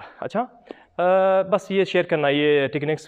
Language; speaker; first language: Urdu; non-native, learner; Arabic